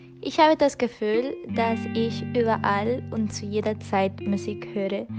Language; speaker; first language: German; non-native, learner; Spanish